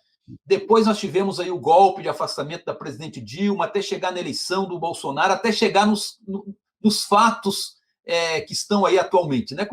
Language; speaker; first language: Portuguese; native; Portuguese